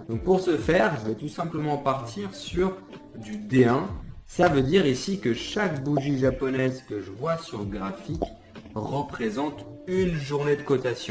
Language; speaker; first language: French; native; French